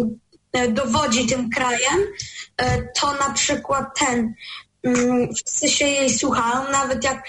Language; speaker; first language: Polish; early bilingual, heritage; Polish